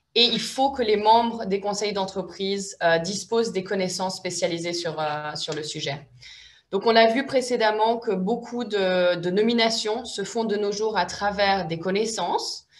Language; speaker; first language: French; native; French